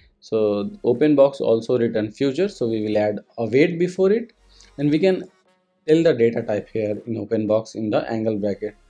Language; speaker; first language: English; non-native, local second language; Hindi